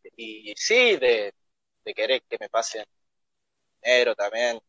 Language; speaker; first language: Spanish; native; Spanish